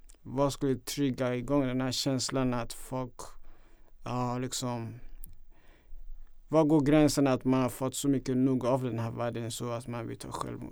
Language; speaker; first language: Swedish; non-native, fluent; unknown